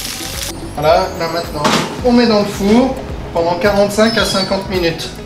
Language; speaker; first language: French; native; French